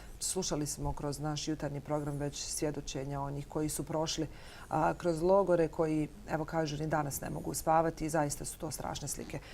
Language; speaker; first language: Bosnian; native; Bosnian